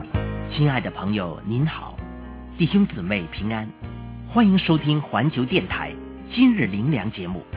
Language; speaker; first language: Chinese; native; Chinese